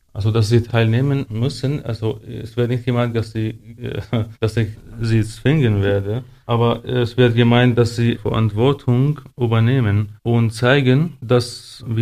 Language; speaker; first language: German; non-native, fluent; Arabic